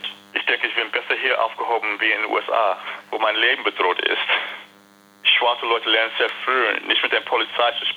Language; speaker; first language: German; non-native, fluent; English